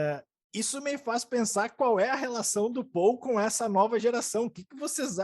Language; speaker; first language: Portuguese; native; Portuguese